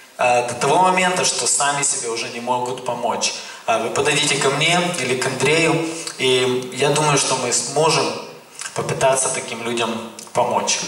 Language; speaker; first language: Russian; native; Russian